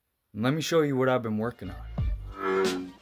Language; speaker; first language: English; native; English